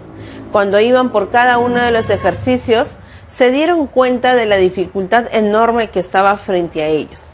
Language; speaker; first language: Spanish; native; Spanish